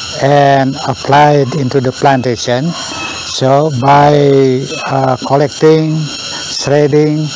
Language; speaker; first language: English; non-native, learner; Indonesian